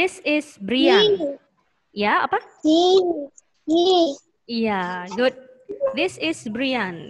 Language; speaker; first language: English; non-native, learner; Indonesian